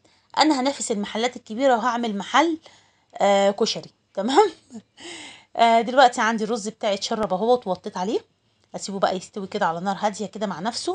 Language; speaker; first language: Arabic; native; Arabic